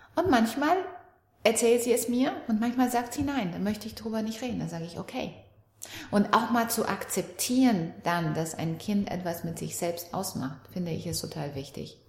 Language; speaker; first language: German; early bilingual, other home language; Romanian